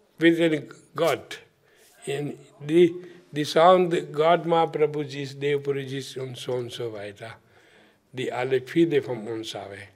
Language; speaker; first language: German; non-native, learner; Hindi